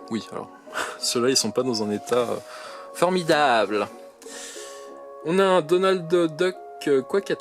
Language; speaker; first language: French; native; French